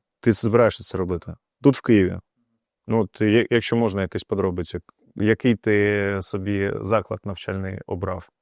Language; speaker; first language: Ukrainian; non-native, local second language; Russian